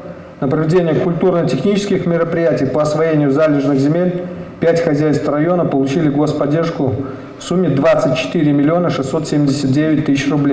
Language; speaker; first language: Russian; native; Russian